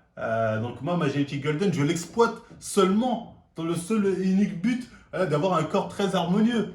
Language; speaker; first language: French; native; French